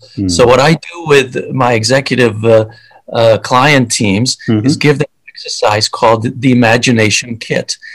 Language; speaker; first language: English; early bilingual, other home language; Hungarian